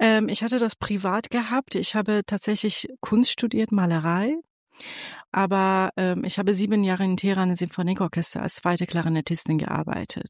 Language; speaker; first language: German; non-native, fluent; Persian